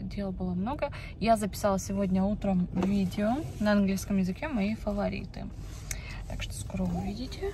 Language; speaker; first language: Russian; early bilingual, heritage; Russian